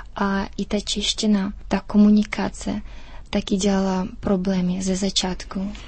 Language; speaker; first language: Czech; early bilingual, heritage; Czech